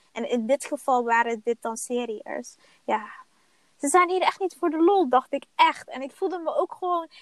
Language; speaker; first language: Dutch; early bilingual, other home language; Somali